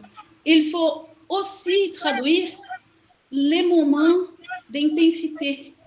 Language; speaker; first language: French; non-native, fluent; Portuguese